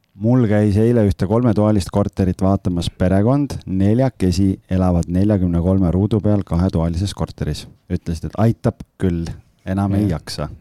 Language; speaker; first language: Estonian; native; Estonian